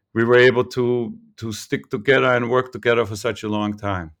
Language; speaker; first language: English; non-native, fluent; German